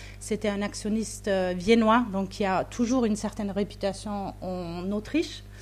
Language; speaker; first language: French; non-native, fluent; German